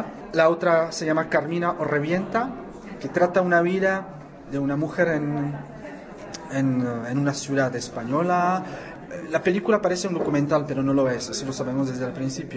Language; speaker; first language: Spanish; non-native, fluent; Czech